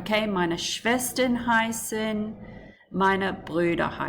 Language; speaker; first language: German; non-native, fluent; English